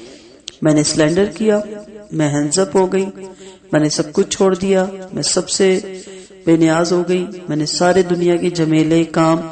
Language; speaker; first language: Urdu; native; Urdu